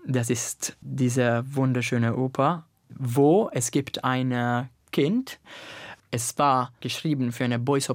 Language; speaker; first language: German; non-native, learner; Italian